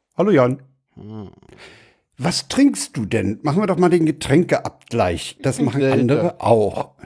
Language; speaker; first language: German; native; German